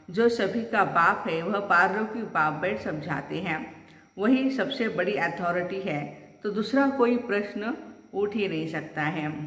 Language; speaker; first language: Hindi; non-native, local second language; Marathi